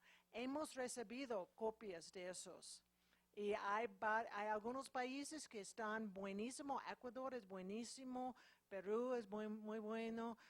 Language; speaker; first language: Spanish; non-native, fluent; English